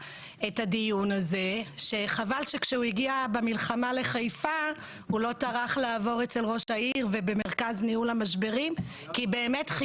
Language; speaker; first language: Hebrew; native; Hebrew